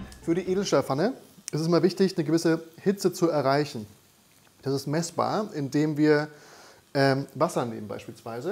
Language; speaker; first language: German; native; German